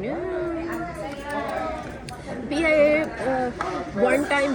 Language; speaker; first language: English; non-native, learner; Urdu